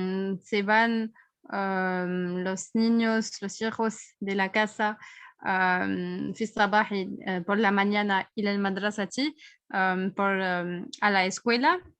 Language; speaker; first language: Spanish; non-native, fluent; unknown